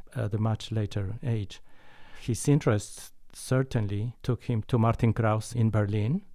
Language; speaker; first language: English; non-native, fluent; Spanish